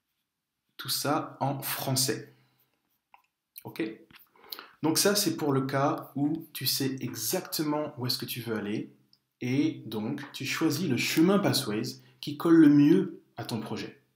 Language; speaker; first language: French; native; French